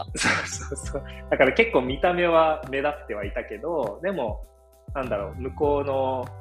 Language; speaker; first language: Japanese; early bilingual, heritage; Japanese